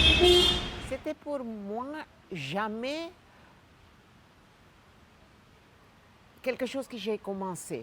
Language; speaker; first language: French; non-native, fluent; Gujarati